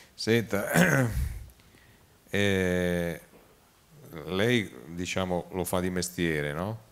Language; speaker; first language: Italian; native; Italian